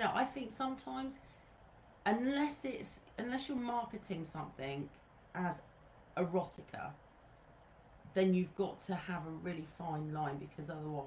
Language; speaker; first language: English; native; English